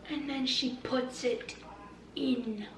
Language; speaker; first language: English; native; English